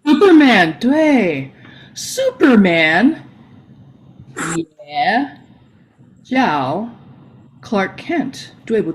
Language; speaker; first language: Chinese; non-native, fluent; English